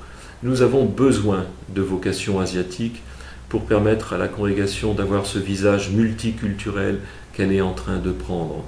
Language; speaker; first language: French; native; French